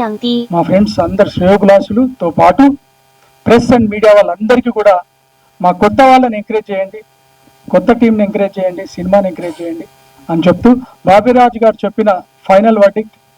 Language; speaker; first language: Telugu; native; Telugu